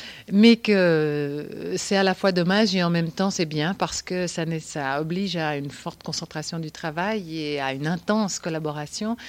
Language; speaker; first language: French; native; French